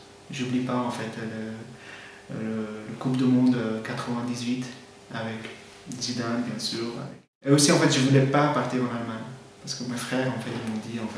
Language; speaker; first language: French; non-native, fluent; Persian